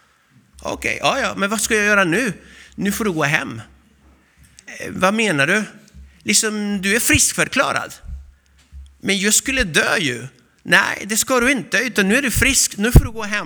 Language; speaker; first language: Swedish; non-native, fluent; Spanish